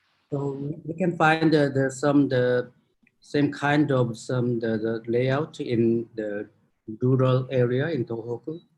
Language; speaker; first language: English; non-native, fluent; Korean